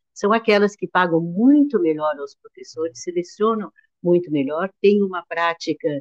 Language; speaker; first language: Portuguese; native; Portuguese